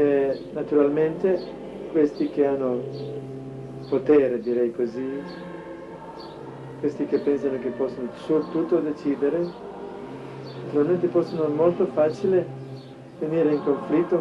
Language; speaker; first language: Italian; non-native, fluent; Croatian